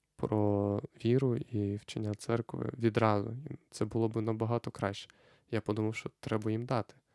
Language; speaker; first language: Ukrainian; non-native, fluent; Lithuanian